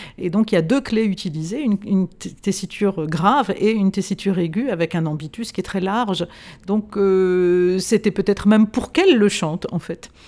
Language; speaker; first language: French; native; French